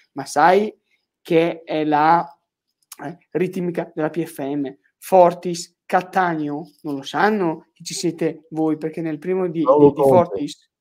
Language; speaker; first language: Italian; native; Italian